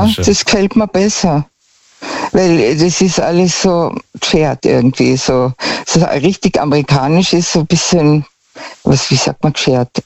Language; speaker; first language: German; native; German